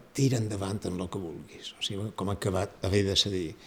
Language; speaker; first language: Catalan; native; Catalan